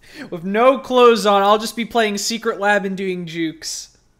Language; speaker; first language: English; native; English